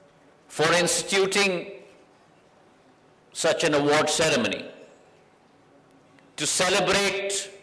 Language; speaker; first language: English; non-native, local second language; Hindi